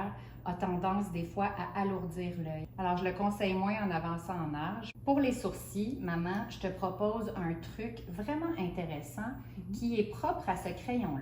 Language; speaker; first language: French; native; French